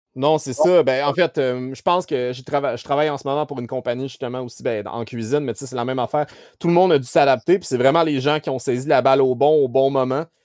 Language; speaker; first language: French; native; French